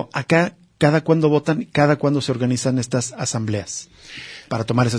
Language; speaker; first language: Spanish; native; Spanish